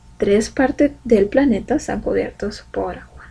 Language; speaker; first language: Spanish; native; Spanish